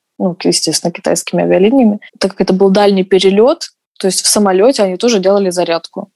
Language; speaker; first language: Russian; native; Russian